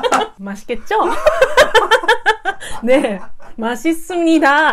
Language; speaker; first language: Korean; non-native, learner; Japanese